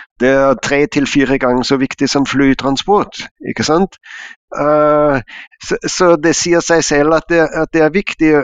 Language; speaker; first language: Norwegian; non-native, fluent; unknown